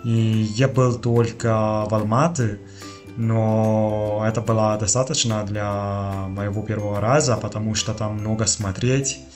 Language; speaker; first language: Russian; non-native, fluent; Italian